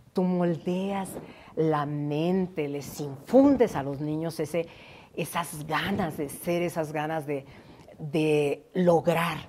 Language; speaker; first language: Spanish; native; Spanish